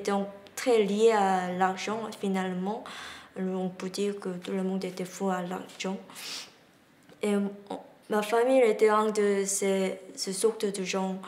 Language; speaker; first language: French; non-native, learner; Korean